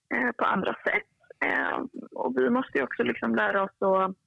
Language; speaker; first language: Swedish; native; Swedish